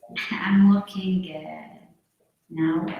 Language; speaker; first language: English; non-native, learner; Arabic